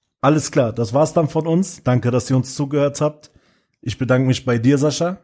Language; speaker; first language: German; native; German